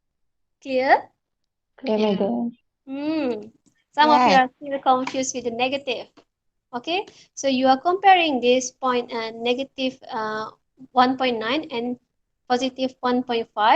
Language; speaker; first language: English; non-native, local second language; Malay